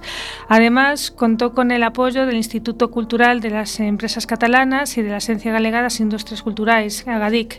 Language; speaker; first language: Spanish; native; Spanish